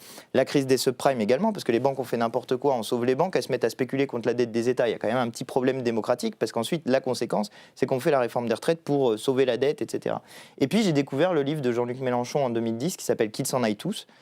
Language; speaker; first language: French; native; French